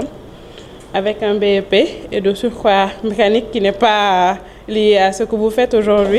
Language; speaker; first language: French; non-native, local second language; Wolof